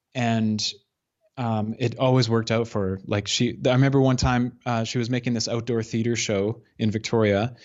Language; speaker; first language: English; native; English